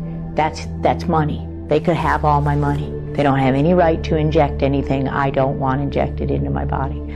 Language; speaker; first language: English; native; English